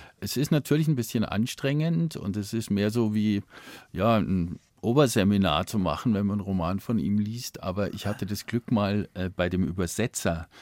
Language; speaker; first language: German; native; German